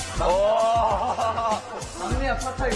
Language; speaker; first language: Korean; non-native, learner; Thai